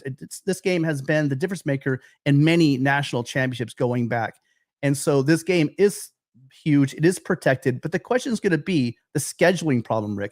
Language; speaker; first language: English; native; English